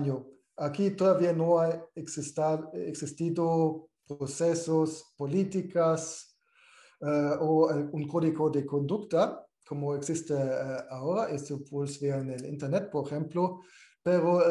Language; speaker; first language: Spanish; non-native, fluent; German